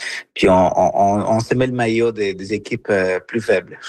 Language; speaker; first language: French; non-native, fluent; Spanish